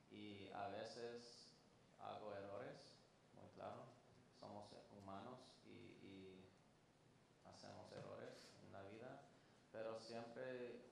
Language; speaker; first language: Spanish; non-native, fluent; English